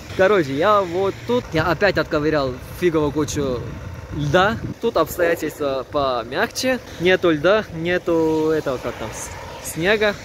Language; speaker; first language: Russian; non-native, fluent; Turkish